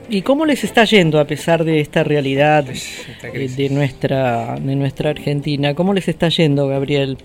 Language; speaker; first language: Spanish; native; Spanish